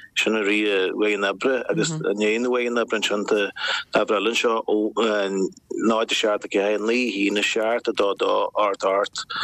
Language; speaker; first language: Irish; native; Irish